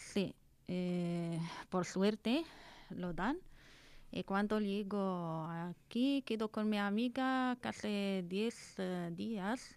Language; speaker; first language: Spanish; non-native, learner; Arabic